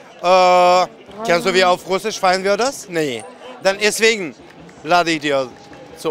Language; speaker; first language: German; non-native, learner; Russian